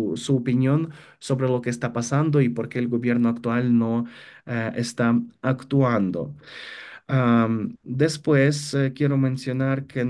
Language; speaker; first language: Spanish; non-native, fluent; Ukrainian